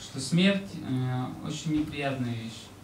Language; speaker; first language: Russian; native; Russian